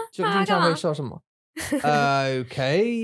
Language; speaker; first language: Chinese; non-native, learner; English